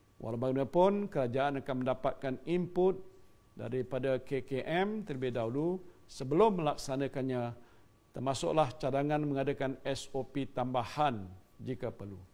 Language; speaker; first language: Malay; native; Malay